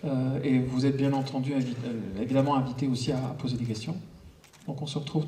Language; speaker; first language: French; native; French